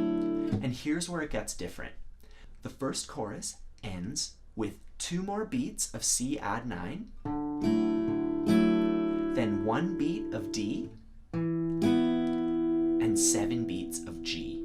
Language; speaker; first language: English; native; English